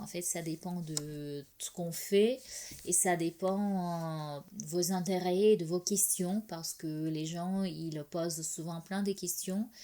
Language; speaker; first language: French; non-native, fluent; Russian